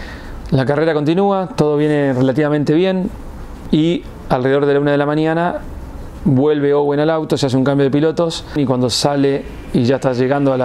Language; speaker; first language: Spanish; native; Spanish